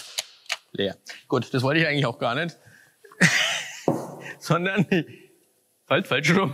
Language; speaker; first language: German; native; German